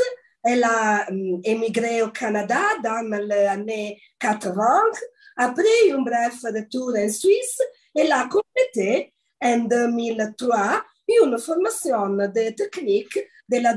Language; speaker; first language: French; non-native, learner; Italian